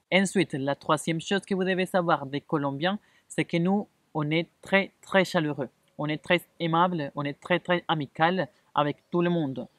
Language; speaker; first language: French; non-native, fluent; Spanish